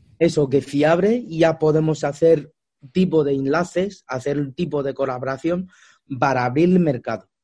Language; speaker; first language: Spanish; non-native, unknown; Chinese